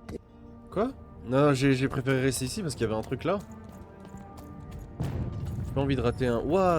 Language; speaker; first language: French; native; French